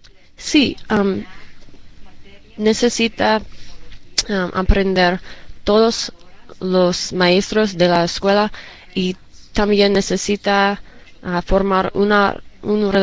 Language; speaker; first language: Spanish; non-native, learner; English